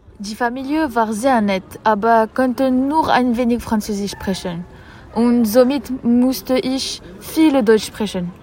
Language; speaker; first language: German; non-native, fluent; French